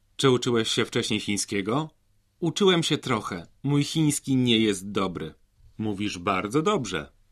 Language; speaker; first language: Polish; native; Polish